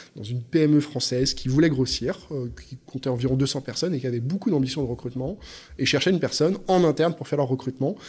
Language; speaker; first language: French; native; French